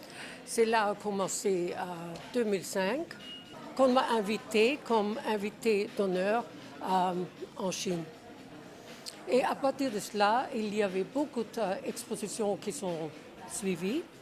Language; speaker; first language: French; non-native, fluent; Czech